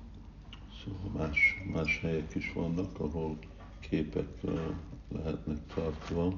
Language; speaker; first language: Hungarian; early bilingual, heritage; Hungarian